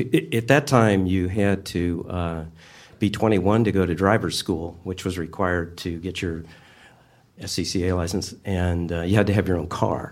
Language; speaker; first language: English; native; English